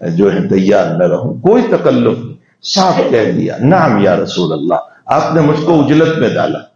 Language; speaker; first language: Urdu; non-native, local second language; Gujarati